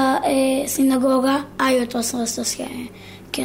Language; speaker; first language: Spanish; early bilingual, heritage; Hebrew